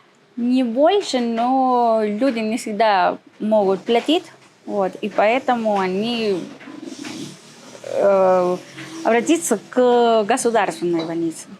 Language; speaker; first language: Russian; non-native, learner; Spanish